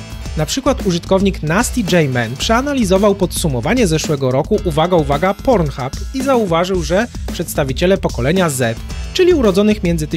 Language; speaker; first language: Polish; native; Polish